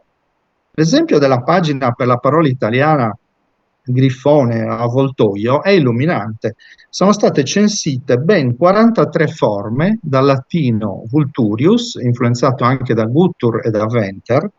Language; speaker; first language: Italian; native; Italian